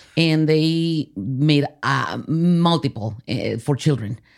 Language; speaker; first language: English; early bilingual, other home language; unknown